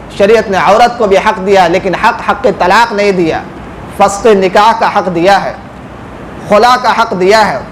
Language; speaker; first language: Urdu; native; Urdu